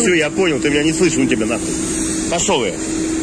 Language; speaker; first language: Russian; native; Russian